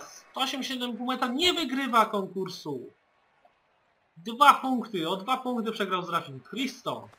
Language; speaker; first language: Polish; native; Polish